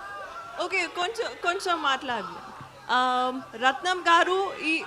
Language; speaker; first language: Telugu; non-native, learner; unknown